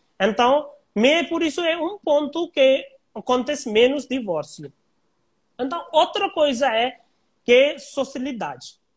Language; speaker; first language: Portuguese; non-native, learner; Hindi